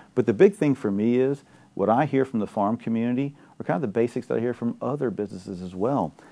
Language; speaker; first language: English; native; English